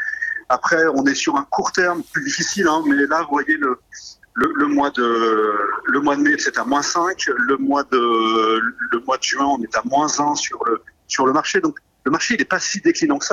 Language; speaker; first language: French; native; French